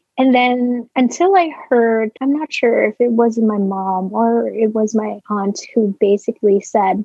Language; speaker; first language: English; non-native, local second language; Filipino